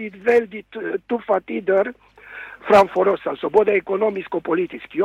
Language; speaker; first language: Swedish; non-native, fluent; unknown